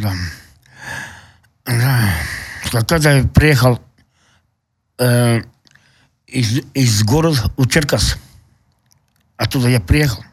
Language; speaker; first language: Russian; non-native, local second language; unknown